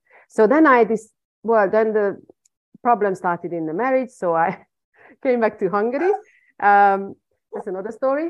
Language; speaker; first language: English; non-native, fluent; Hungarian